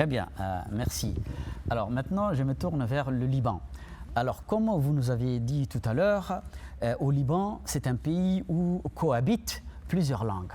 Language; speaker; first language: French; non-native, local second language; Somali